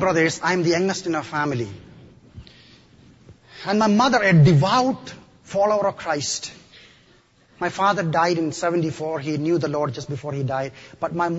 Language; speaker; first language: English; non-native, local second language; Malayalam